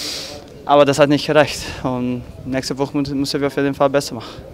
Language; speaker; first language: German; non-native, fluent; Portuguese